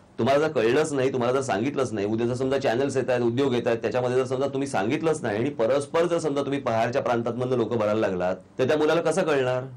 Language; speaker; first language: Marathi; native; Marathi